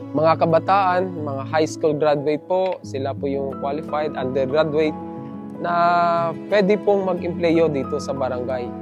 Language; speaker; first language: Filipino; non-native, local second language; Kinaray-a